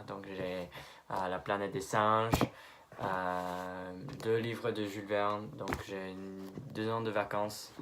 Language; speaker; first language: French; non-native, fluent; English